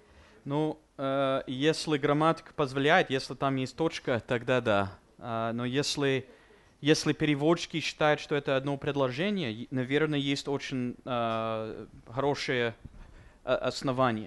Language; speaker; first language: Russian; non-native, fluent; English